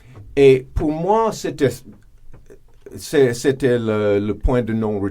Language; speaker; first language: French; non-native, fluent; English